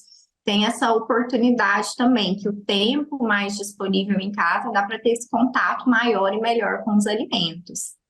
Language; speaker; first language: Portuguese; native; Portuguese